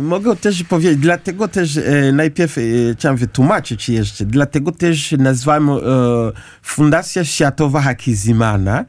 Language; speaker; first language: Polish; non-native, learner; Kinyarwanda